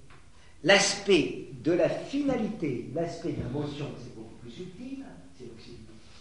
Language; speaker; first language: French; native; French